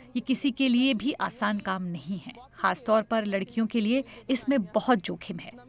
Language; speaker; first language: Hindi; native; Hindi